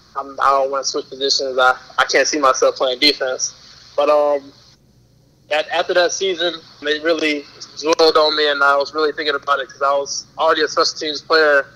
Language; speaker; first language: English; native; English